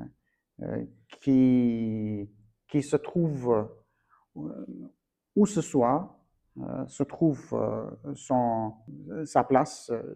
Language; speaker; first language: French; non-native, fluent; Armenian